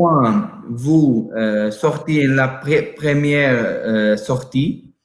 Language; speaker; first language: French; non-native, learner; Portuguese